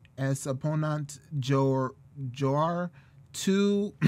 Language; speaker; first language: Portuguese; non-native, learner; English